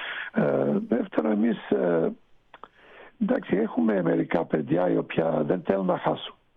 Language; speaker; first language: Greek; non-native, fluent; Serbian